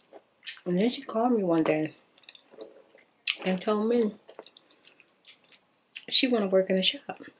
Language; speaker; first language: English; native; English